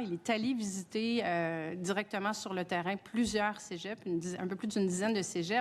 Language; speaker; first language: French; native; French